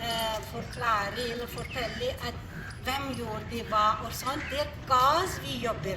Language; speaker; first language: Norwegian; non-native, fluent; Urdu